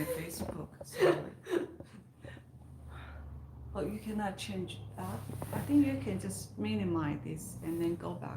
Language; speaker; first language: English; non-native, fluent; Chinese